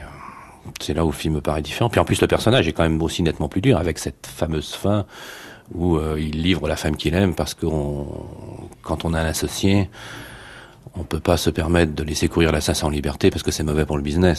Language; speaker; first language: French; native; French